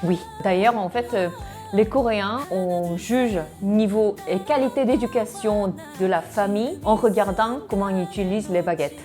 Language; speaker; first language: French; non-native, fluent; Korean